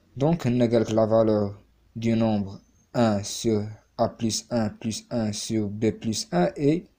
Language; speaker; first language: French; non-native, local second language; Arabic